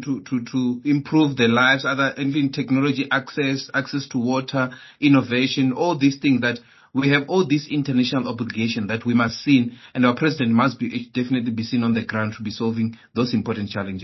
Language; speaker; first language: English; non-native, local second language; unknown